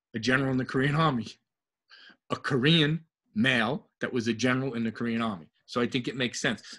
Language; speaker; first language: English; native; English